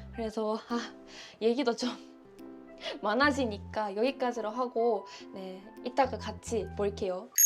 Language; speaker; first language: Korean; non-native, fluent; Japanese